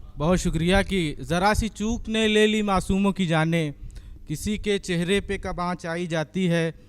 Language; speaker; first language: Urdu; native; Urdu